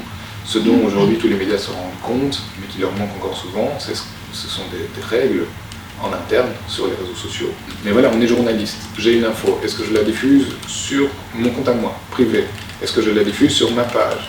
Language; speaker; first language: French; native; French